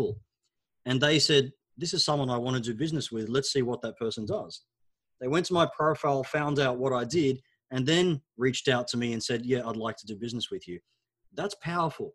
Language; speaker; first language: English; non-native, local second language; Arabic